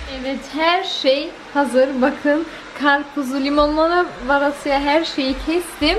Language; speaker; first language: Turkish; early bilingual, heritage; Turkish